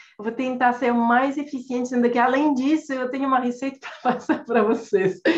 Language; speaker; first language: Portuguese; non-native, fluent; French